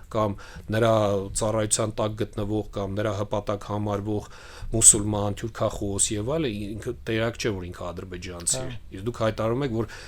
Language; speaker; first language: Armenian; native; Armenian